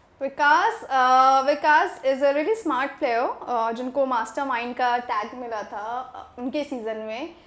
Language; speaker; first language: Hindi; native; Hindi